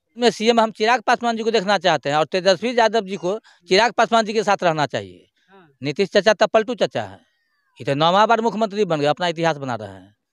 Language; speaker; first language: Hindi; native; Hindi